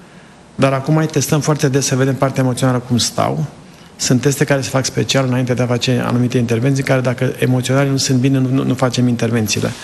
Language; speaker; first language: Romanian; native; Romanian